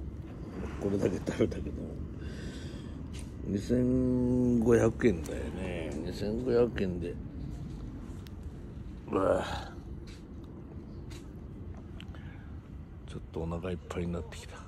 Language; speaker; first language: Japanese; native; Japanese